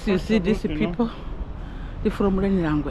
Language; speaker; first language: English; non-native, learner; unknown